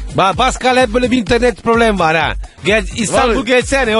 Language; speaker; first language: Turkish; non-native, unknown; Italian